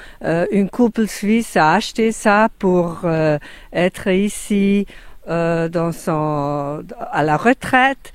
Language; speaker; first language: French; non-native, fluent; German